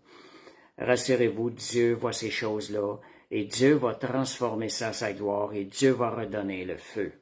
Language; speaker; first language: French; native; French